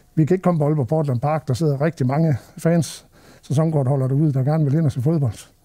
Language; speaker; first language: Danish; native; Danish